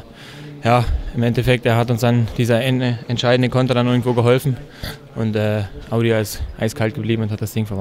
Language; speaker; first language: German; native; German